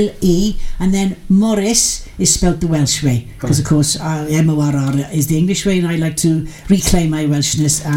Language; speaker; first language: English; native; English